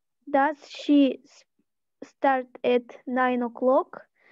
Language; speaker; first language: English; non-native, learner; Russian